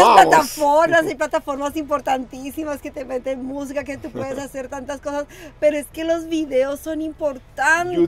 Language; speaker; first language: Spanish; native; Spanish